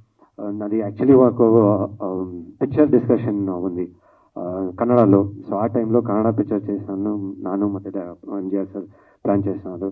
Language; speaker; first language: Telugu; non-native, learner; Kannada